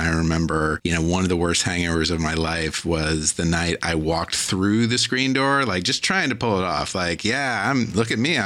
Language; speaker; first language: English; native; English